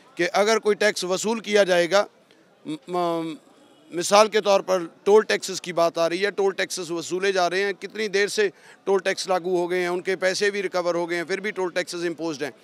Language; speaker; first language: Hindi; non-native, local second language; Punjabi